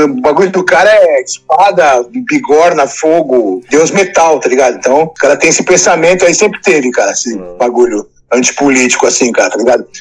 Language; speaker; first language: Portuguese; native; Portuguese